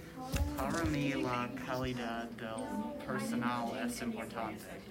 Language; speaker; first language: Spanish; non-native, learner; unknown